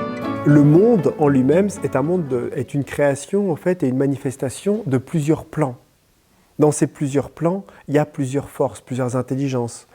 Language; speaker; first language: French; native; French